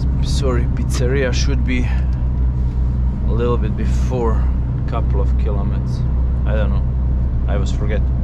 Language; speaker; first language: English; non-native, learner; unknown